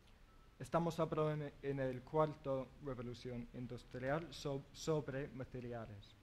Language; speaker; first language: Spanish; non-native, learner; English